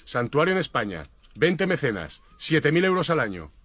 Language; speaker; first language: Spanish; native; Spanish